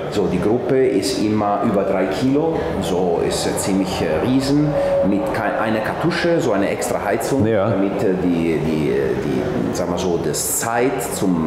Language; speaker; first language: German; non-native, fluent; Italian